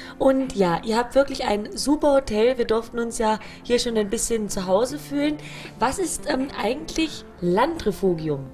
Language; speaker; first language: German; native; German